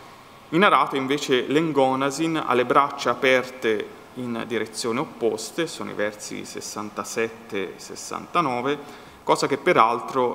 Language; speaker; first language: Italian; native; Italian